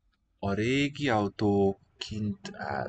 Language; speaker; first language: Hungarian; non-native, learner; English